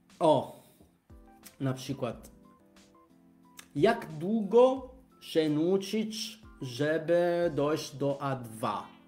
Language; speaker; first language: Polish; non-native, fluent; Italian